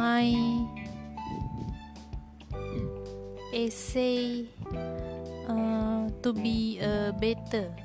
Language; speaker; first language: English; non-native, learner; Malay